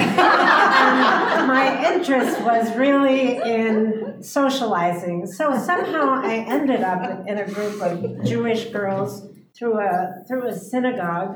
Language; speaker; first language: English; native; English